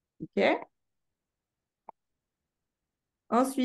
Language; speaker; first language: French; native; French